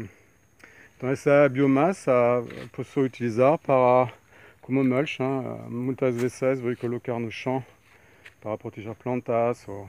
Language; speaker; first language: Portuguese; non-native, fluent; French